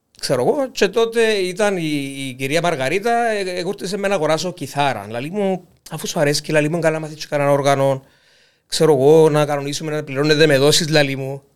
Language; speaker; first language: Greek; native; Greek